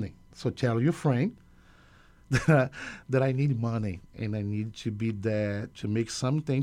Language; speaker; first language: English; non-native, learner; Portuguese